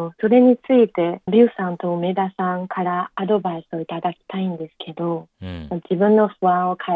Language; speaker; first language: Japanese; non-native, learner; Chinese